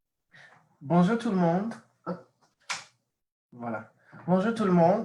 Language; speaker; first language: French; non-native, fluent; English